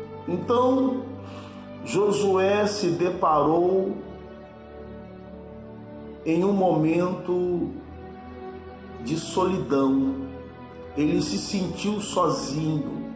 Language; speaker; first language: Portuguese; native; Portuguese